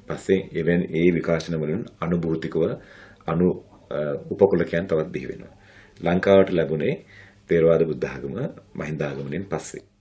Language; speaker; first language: Sinhala; non-native, local second language; Tamil